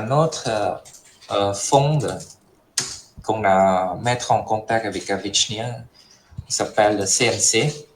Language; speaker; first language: French; non-native, fluent; Khmer